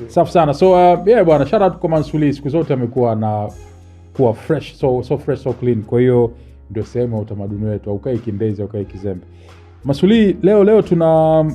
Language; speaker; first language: Swahili; native; Swahili